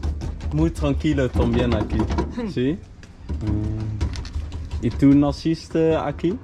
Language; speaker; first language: Spanish; non-native, learner; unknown